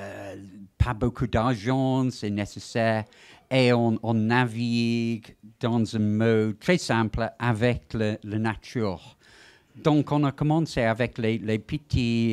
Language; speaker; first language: French; non-native, fluent; English